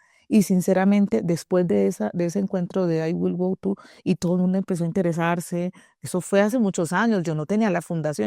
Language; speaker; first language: Spanish; native; Spanish